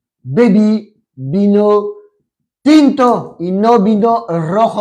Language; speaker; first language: Spanish; non-native, fluent; French